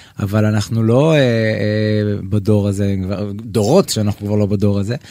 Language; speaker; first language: Hebrew; native; Hebrew